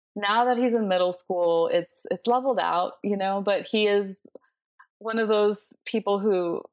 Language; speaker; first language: English; early bilingual, other home language; Spanish